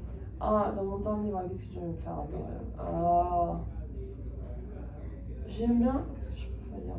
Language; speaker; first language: French; non-native, fluent; Spanish